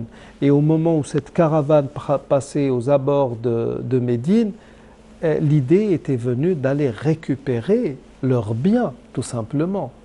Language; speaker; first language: French; non-native, local second language; Arabic